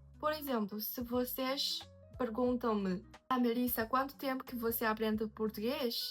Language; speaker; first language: Portuguese; non-native, fluent; Chinese